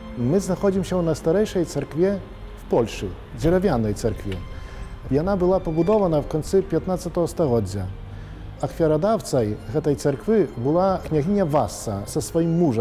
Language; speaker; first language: Polish; non-native, local second language; Belarusian